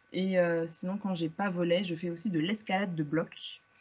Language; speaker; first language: French; native; French